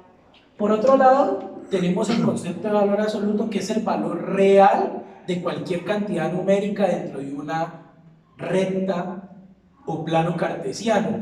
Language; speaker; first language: Spanish; native; Spanish